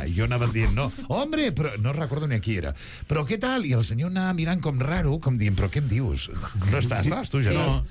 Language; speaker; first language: Catalan; native; Catalan